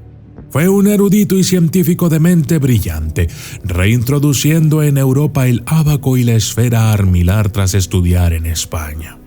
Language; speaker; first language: Spanish; native; Spanish